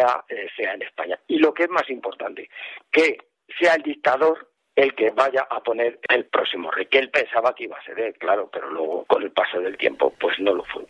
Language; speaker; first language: Spanish; native; Spanish